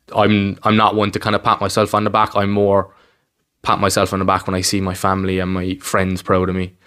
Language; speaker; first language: English; native; English